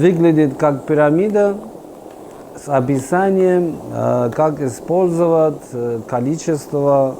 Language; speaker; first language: Russian; non-native, fluent; Persian